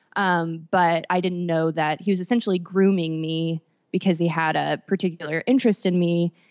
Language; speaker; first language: English; native; English